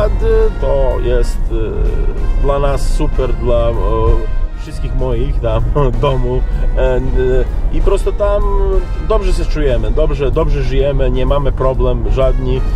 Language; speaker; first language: Polish; non-native, learner; Serbian